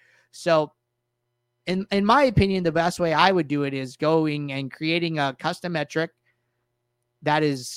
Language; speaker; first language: English; native; English